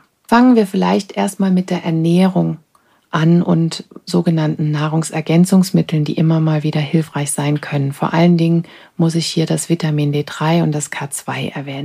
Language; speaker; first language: German; native; German